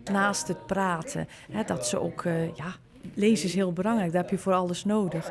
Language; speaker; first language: Dutch; native; Dutch